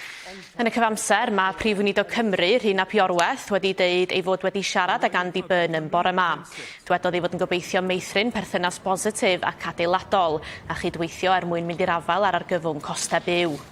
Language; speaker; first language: Welsh; native; Welsh